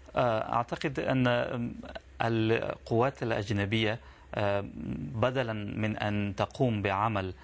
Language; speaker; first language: Arabic; non-native, fluent; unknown